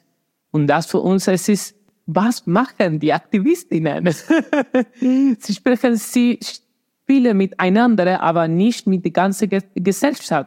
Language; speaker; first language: German; non-native, fluent; Spanish